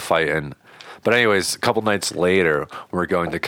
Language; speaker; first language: English; native; English